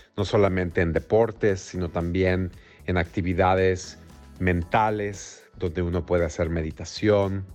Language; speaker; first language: Spanish; native; Spanish